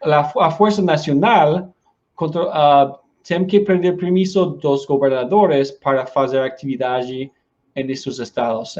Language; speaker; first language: Portuguese; non-native, learner; Spanish